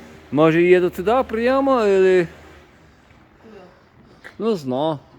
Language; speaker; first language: Russian; non-native, learner; English